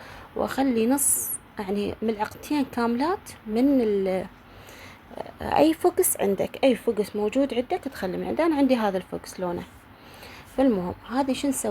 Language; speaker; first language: Arabic; native; Arabic